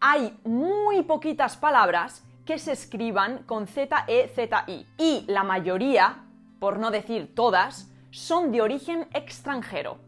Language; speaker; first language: Spanish; native; Spanish